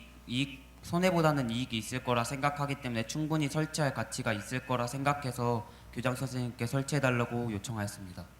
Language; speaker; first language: Korean; native; Korean